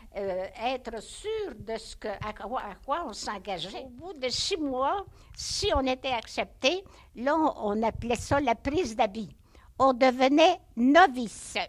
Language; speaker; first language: French; native; French